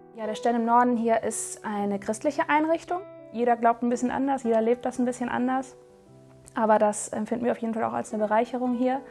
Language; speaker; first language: German; native; German